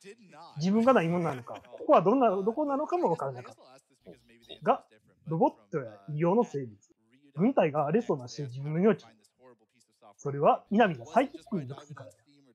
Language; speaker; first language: Japanese; native; Japanese